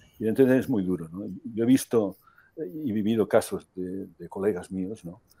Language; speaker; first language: Spanish; native; Spanish